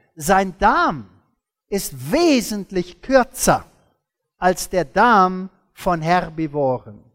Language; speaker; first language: German; early bilingual, heritage; German